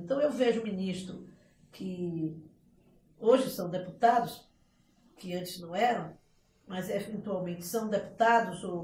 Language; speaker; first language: Portuguese; native; Portuguese